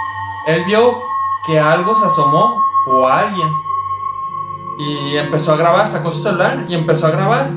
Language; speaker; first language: Spanish; native; Spanish